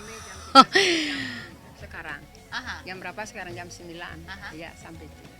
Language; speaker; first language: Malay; non-native, local second language; Balinese